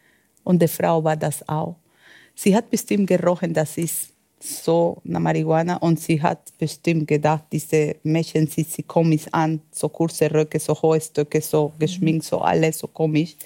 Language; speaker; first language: German; non-native, fluent; Spanish